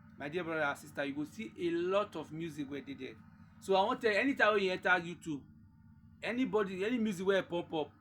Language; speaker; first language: Nigerian Pidgin; non-native, local second language; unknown